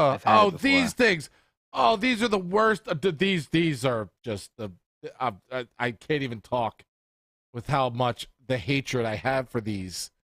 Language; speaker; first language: English; native; English